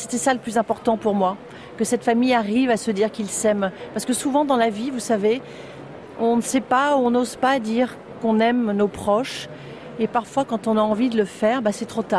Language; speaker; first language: French; native; French